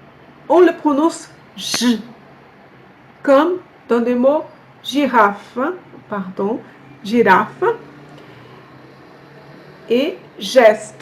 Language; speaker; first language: French; non-native, fluent; Portuguese